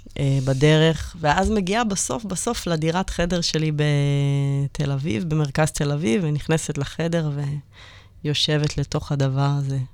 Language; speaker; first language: Hebrew; native; Hebrew